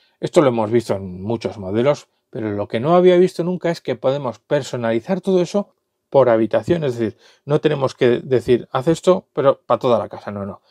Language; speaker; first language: Spanish; native; Spanish